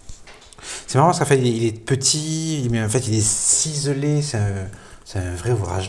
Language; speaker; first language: French; native; French